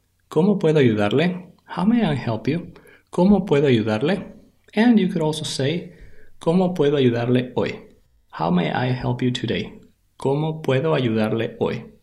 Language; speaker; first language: Spanish; native; Spanish